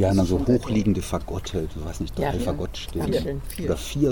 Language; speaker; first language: German; native; German